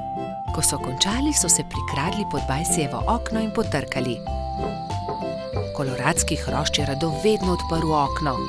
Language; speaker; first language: Slovenian; native; Slovenian